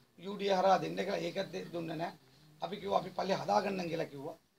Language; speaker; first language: Sinhala; non-native, local second language; Tamil